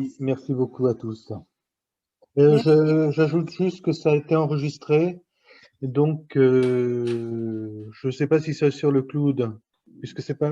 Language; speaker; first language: French; native; French